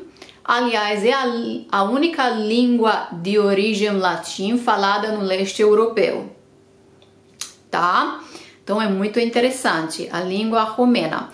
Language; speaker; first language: Portuguese; non-native, fluent; Romanian